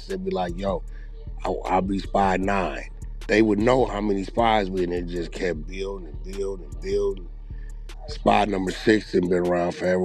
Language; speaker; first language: English; native; English